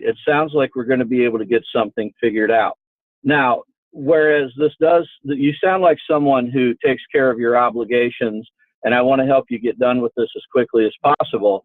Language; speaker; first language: English; native; English